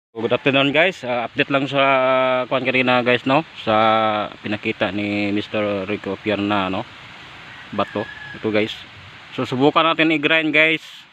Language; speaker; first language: Filipino; native; Filipino